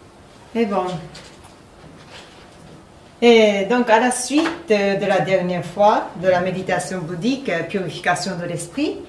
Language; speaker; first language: French; non-native, fluent; Japanese